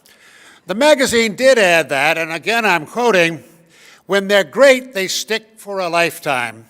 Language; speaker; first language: English; native; English